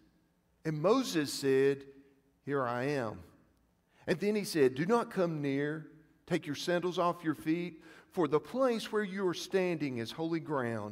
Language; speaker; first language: English; native; English